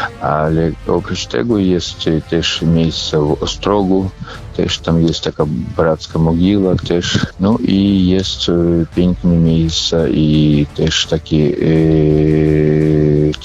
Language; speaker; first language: Ukrainian; non-native, local second language; Polish